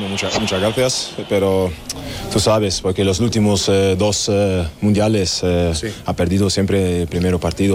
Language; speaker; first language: Spanish; non-native, learner; German